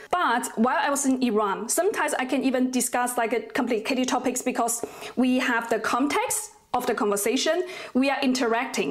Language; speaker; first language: English; non-native, fluent; Chinese